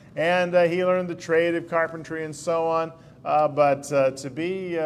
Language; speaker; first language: English; native; English